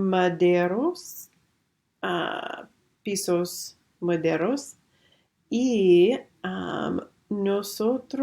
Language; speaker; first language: Spanish; non-native, learner; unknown